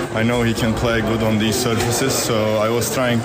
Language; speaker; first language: English; non-native, fluent; Turkish